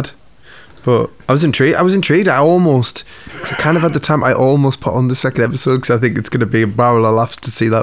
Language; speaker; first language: English; native; English